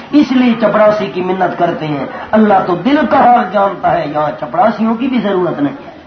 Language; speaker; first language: Urdu; non-native, local second language; Pashto